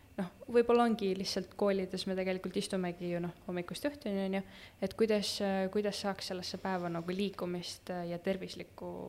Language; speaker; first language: Estonian; native; Estonian